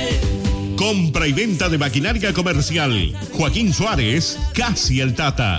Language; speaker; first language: Spanish; native; Spanish